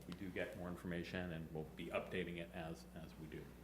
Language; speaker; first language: English; native; English